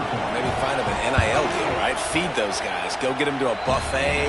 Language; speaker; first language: English; native; English